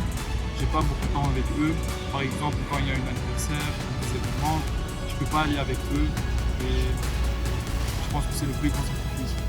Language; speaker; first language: French; non-native, fluent; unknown